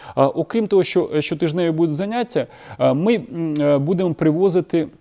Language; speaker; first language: Ukrainian; non-native, local second language; Russian